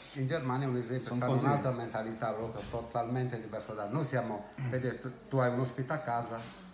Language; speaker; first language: Italian; native; Italian